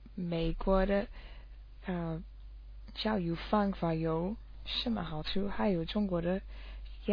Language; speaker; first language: Chinese; non-native, learner; English